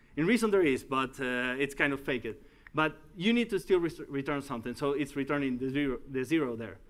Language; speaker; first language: English; non-native, fluent; Spanish